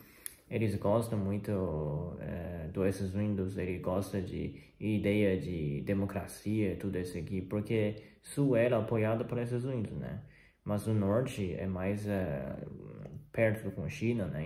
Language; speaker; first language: Portuguese; non-native, fluent; Chinese